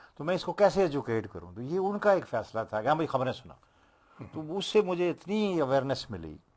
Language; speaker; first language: Urdu; non-native, local second language; Punjabi